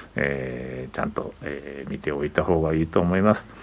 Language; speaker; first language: Japanese; native; Japanese